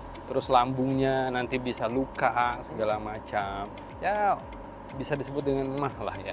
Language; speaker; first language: Indonesian; native; Indonesian